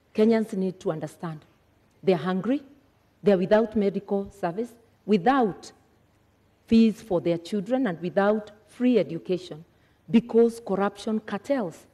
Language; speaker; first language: English; non-native, local second language; Kikuyu